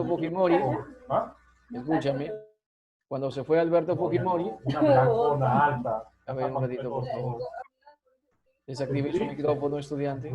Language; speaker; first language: Spanish; native; Spanish